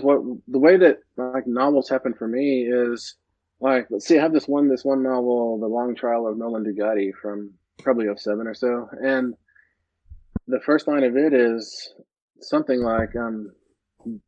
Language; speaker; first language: English; native; English